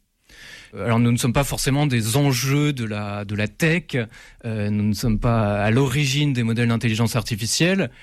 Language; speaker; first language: French; native; French